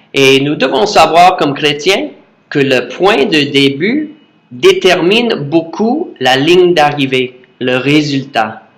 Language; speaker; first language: French; non-native, learner; English